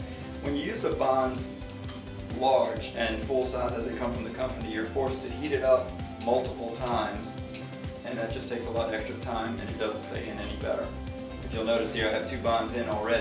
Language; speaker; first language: English; native; English